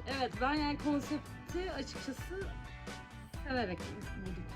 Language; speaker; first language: Turkish; native; Turkish